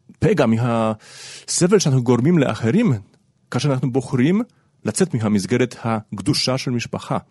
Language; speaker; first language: Hebrew; non-native, fluent; Polish